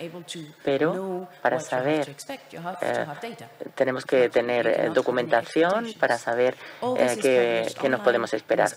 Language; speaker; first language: Spanish; non-native, fluent; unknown